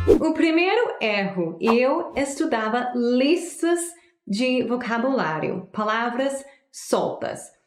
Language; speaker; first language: Portuguese; non-native, fluent; English